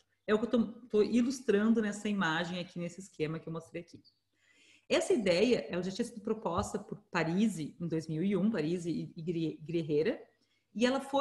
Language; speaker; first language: Portuguese; native; Portuguese